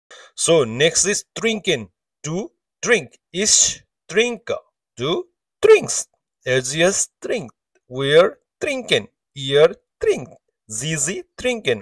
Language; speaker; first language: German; non-native, learner; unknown